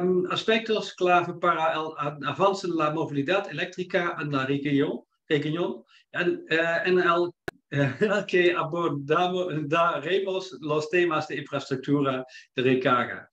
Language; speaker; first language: Spanish; non-native, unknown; Dutch